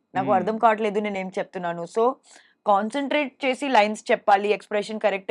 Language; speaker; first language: Telugu; non-native, learner; Hindi